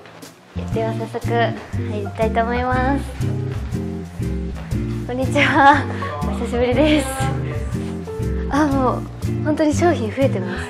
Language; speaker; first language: Japanese; native; Japanese